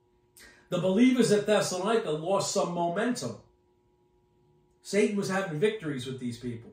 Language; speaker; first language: English; native; English